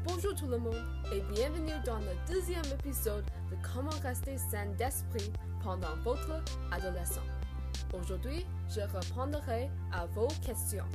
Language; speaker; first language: French; non-native, learner; English